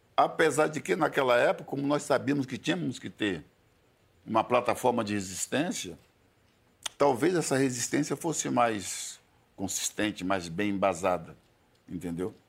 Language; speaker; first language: Portuguese; native; Portuguese